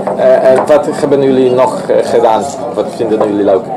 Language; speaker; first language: Dutch; non-native, learner; Polish